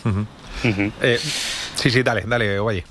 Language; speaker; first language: Spanish; native; Spanish